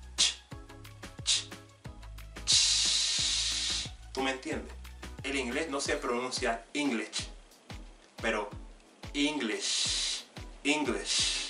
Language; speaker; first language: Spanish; non-native, fluent; English